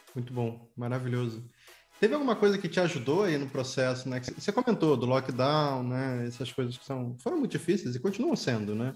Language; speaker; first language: Portuguese; native; Portuguese